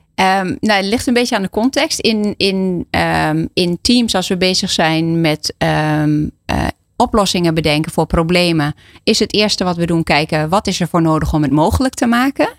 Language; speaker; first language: Dutch; native; Dutch